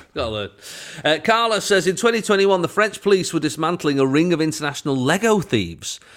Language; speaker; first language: English; native; English